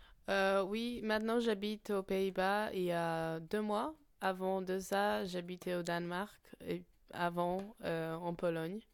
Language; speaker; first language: French; non-native, fluent; Polish